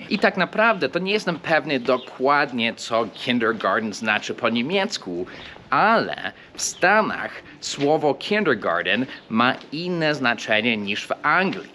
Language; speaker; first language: Polish; early bilingual, heritage; English